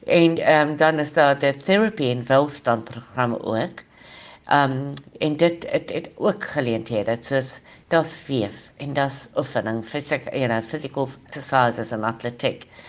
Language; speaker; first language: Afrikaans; non-native, local second language; English